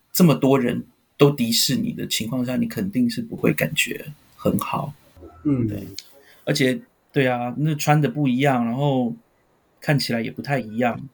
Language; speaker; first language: Chinese; native; Chinese